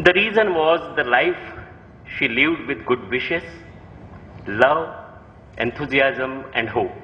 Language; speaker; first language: English; non-native, local second language; Marathi